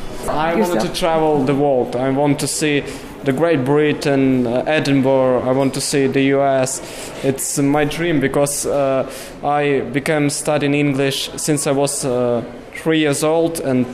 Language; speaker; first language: English; non-native, learner; Ukrainian